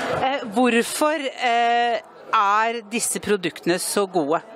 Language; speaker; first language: Norwegian; native; Norwegian